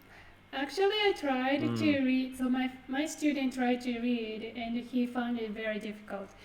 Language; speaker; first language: English; non-native, fluent; Japanese